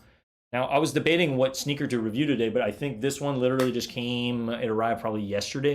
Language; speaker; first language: English; native; English